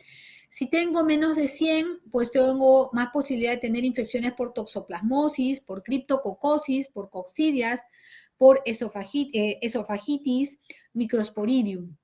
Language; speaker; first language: Spanish; native; Spanish